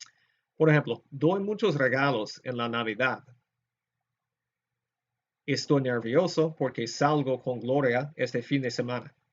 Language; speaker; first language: Spanish; non-native, fluent; English